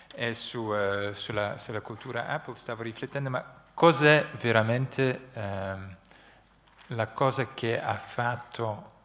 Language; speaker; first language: Italian; non-native, fluent; Dutch